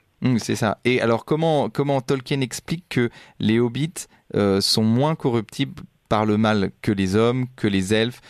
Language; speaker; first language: French; native; French